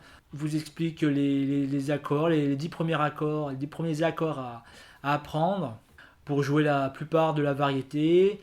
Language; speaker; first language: French; native; French